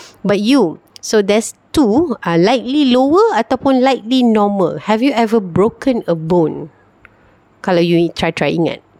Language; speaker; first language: English; non-native, local second language; Malay